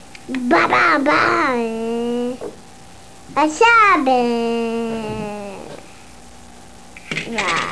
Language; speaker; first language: Japanese; native; Japanese